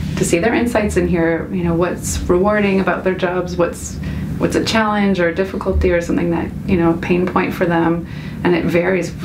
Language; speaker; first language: English; native; English